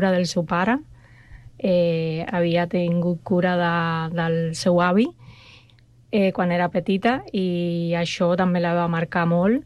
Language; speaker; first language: Catalan; non-native, fluent; Spanish